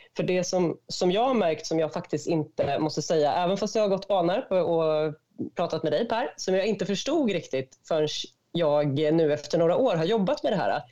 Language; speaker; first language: Swedish; native; Swedish